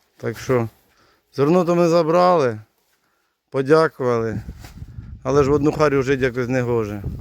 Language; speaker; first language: Ukrainian; native; Ukrainian